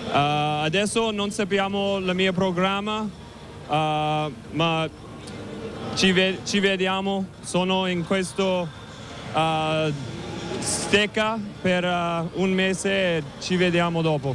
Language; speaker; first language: Italian; non-native, learner; English